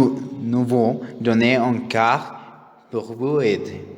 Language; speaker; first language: French; non-native, learner; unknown